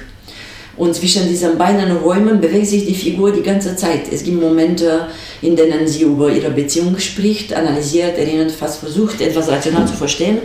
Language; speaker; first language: German; non-native, fluent; Romanian